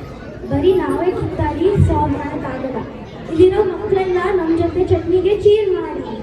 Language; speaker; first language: Kannada; early bilingual, heritage; Kannada